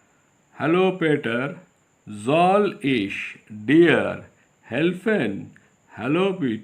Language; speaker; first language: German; non-native, fluent; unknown